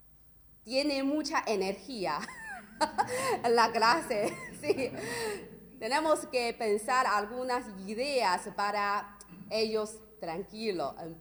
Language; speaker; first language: Spanish; non-native, learner; Chinese